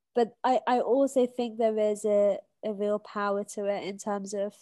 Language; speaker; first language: English; native; English